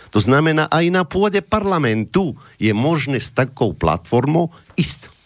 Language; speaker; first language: Slovak; non-native, fluent; Arabic